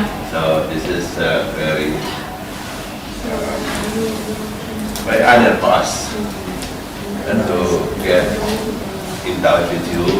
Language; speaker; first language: English; non-native, fluent; Indonesian